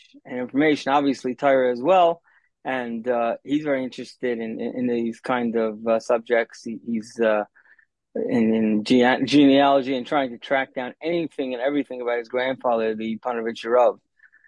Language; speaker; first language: English; native; English